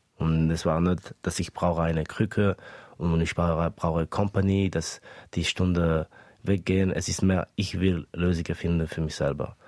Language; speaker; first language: German; early bilingual, other home language; Estonian